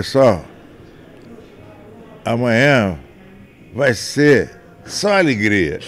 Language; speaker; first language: Portuguese; native; Portuguese